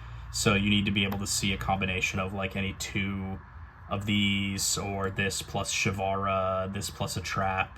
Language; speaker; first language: English; native; English